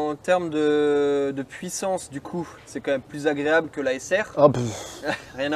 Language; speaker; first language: French; native; French